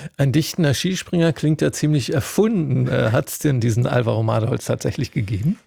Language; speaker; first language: German; native; German